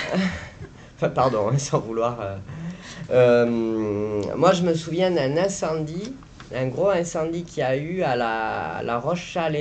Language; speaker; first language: French; native; French